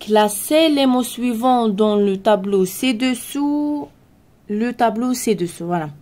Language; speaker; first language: French; non-native, local second language; Arabic